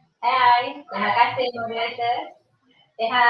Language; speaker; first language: Malay; native; Malay